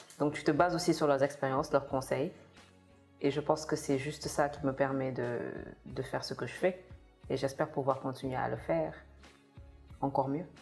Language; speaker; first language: French; non-native, local second language; Kabuverdianu